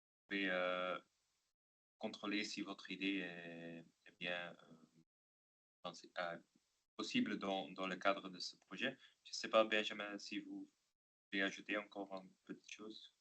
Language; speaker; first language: French; non-native, local second language; Dutch